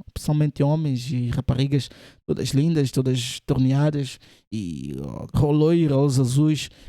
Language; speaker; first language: Portuguese; native; Portuguese